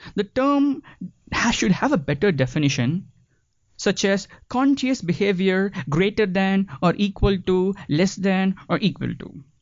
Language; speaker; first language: English; non-native, local second language; Tamil